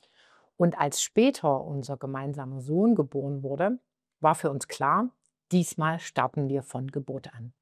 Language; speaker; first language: German; native; German